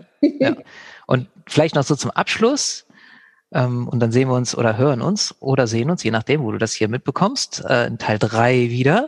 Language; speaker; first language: German; native; German